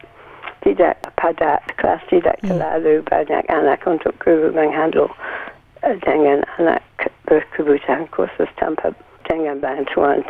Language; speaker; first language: Indonesian; non-native, learner; English